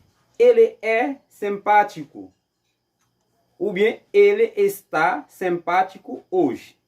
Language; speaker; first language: Portuguese; non-native, fluent; Haitian Creole